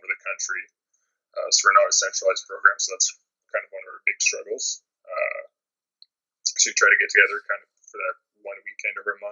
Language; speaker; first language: English; native; English